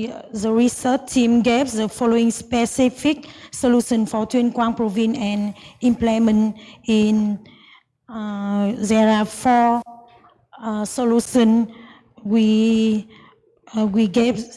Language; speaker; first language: English; non-native, learner; Vietnamese